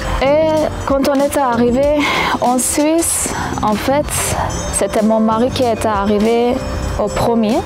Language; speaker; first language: French; non-native, fluent; Kurdish